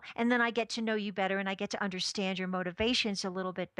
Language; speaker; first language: English; native; English